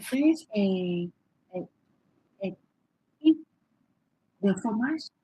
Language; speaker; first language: French; non-native, learner; Vietnamese